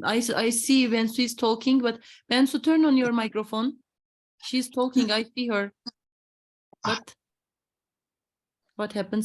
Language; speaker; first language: English; non-native, fluent; Turkish